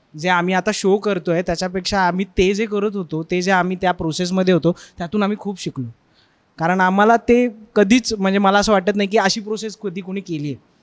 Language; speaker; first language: Marathi; native; Marathi